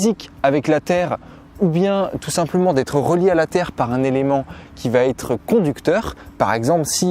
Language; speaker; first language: French; native; French